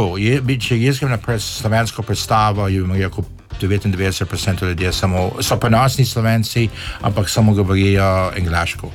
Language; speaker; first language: Slovenian; early bilingual, heritage; Slovenian